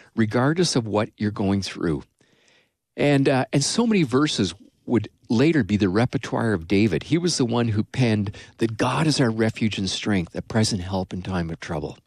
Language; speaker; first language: English; native; English